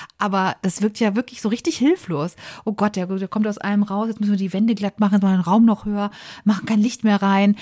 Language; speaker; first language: German; native; German